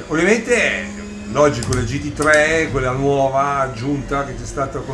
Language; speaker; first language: Italian; native; Italian